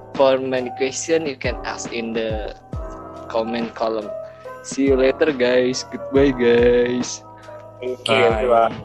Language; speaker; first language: English; non-native, learner; Indonesian